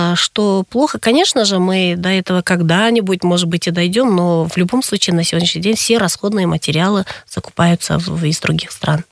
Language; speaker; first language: Russian; non-native, local second language; Kyrgyz